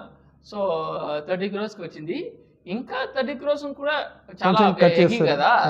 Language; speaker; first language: Telugu; non-native, learner; Tamil